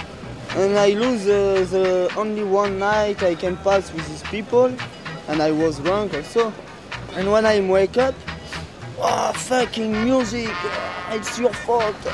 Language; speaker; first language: English; non-native, learner; French